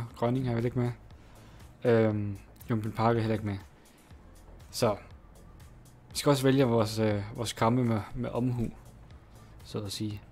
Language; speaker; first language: Danish; native; Danish